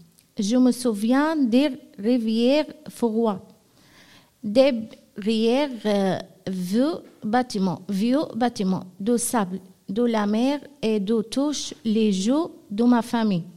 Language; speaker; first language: French; non-native, learner; Arabic